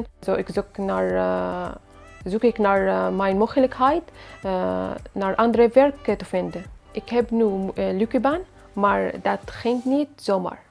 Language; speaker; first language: Dutch; non-native, learner; Arabic